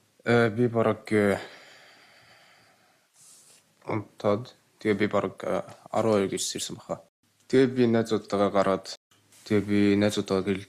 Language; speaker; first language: Mongolian; early bilingual, heritage; Mongolian